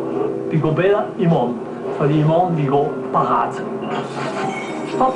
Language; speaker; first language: Danish; non-native, learner; Italian